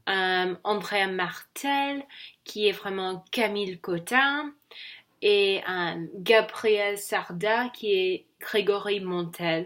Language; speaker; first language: French; non-native, learner; English